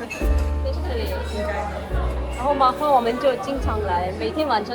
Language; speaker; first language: Chinese; non-native, fluent; Urdu